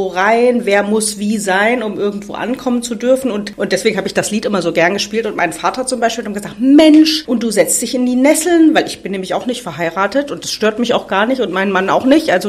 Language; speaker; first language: German; native; German